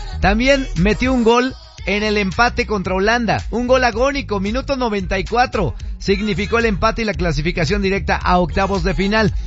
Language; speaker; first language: Spanish; native; Spanish